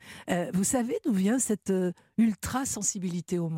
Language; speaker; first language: French; native; French